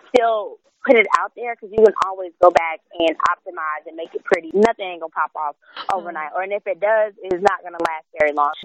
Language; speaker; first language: English; native; English